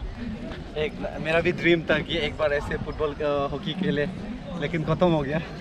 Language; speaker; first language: Hindi; non-native, local second language; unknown